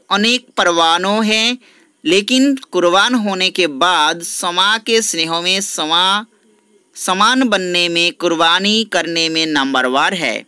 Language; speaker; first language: Hindi; non-native, local second language; Bangla